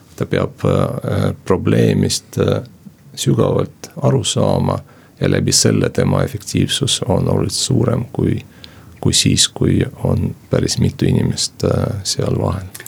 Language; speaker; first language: Estonian; non-native, local second language; Russian